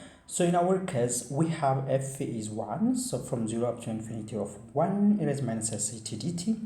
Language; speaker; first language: English; non-native, fluent; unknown